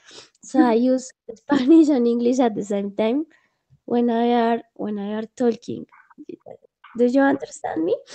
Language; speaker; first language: English; non-native, learner; Spanish